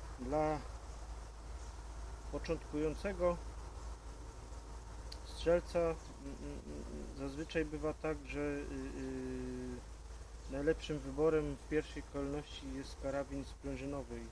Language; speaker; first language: Polish; native; Polish